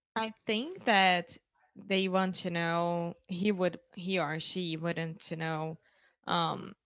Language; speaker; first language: English; non-native, fluent; Portuguese